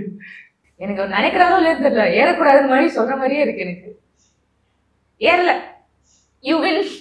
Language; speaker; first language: Tamil; native; Tamil